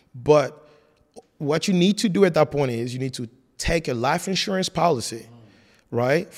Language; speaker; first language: English; non-native, fluent; French